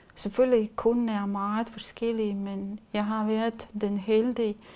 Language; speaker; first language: Danish; non-native, learner; Latvian